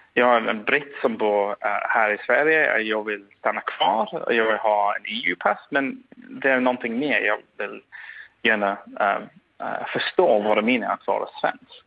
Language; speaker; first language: Swedish; non-native, fluent; English